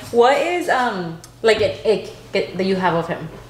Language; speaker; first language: English; early bilingual, other home language; Spanish